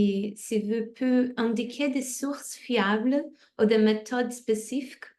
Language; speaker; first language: French; non-native, fluent; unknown